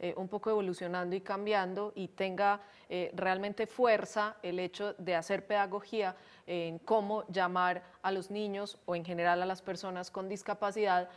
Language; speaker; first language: Spanish; native; Spanish